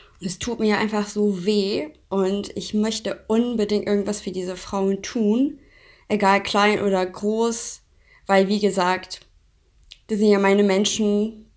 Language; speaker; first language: German; non-native, fluent; Persian